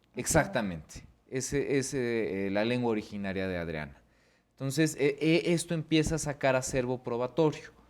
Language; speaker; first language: Spanish; native; Spanish